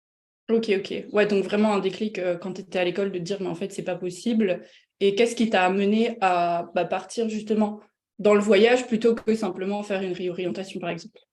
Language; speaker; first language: French; native; French